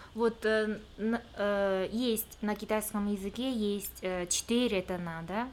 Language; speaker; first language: Russian; non-native, fluent; Chinese